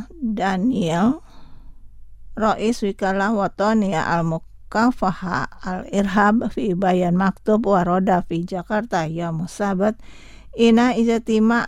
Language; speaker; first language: Arabic; non-native, fluent; Indonesian